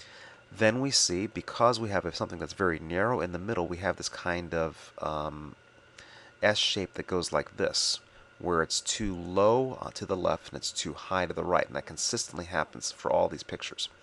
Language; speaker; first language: English; native; English